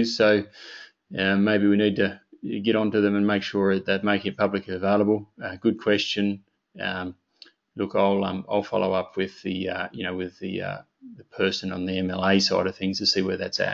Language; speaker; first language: English; native; English